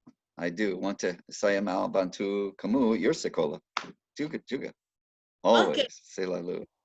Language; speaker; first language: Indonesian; non-native, learner; English